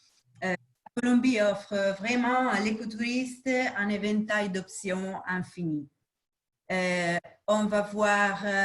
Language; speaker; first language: French; non-native, fluent; Spanish